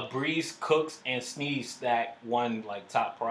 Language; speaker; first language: English; native; English